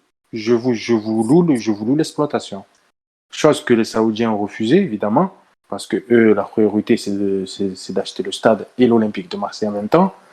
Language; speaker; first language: French; native; French